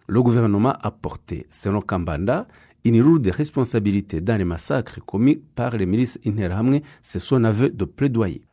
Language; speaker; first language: French; non-native, local second language; Kinyarwanda